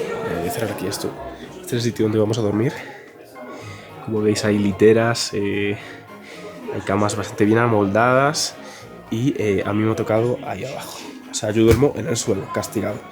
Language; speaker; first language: Spanish; native; Spanish